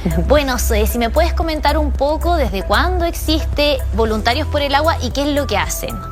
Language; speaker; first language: Spanish; native; Spanish